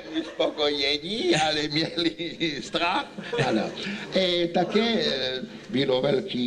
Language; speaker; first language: Czech; non-native, learner; Italian